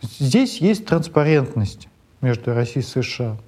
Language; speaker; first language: Russian; native; Russian